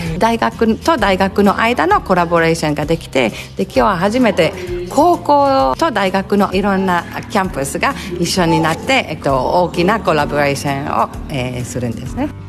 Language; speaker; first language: Japanese; non-native, fluent; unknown